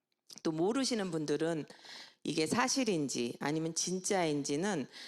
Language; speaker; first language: Korean; native; Korean